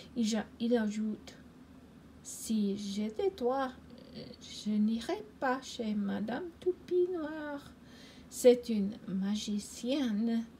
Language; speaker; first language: French; non-native, learner; English